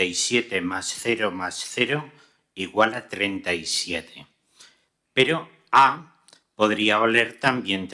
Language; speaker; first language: Spanish; native; Spanish